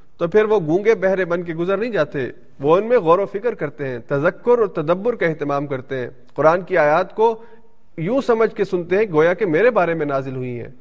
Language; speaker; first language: Urdu; early bilingual, heritage; Urdu